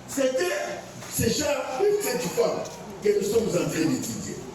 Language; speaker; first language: French; non-native, local second language; Lingala